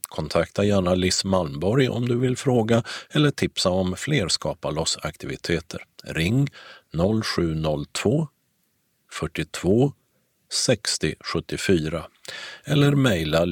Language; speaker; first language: Swedish; native; Swedish